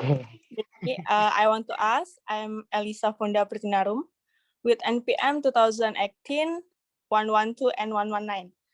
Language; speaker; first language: English; non-native, learner; Indonesian